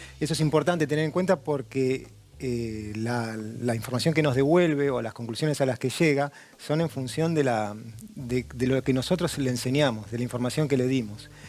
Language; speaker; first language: Spanish; native; Spanish